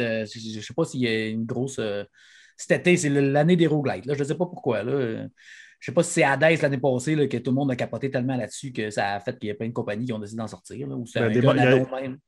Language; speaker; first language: French; native; French